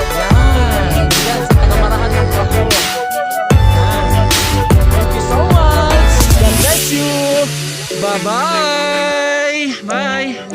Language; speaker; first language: Filipino; non-native, local second language; Cebuano